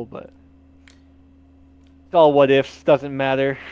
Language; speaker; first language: English; native; English